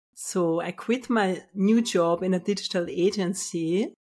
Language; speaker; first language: English; non-native, fluent; German